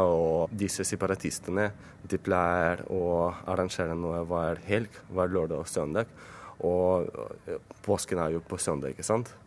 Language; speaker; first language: Norwegian; non-native, fluent; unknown